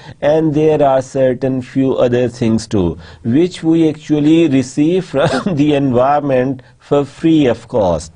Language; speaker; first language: English; non-native, local second language; Urdu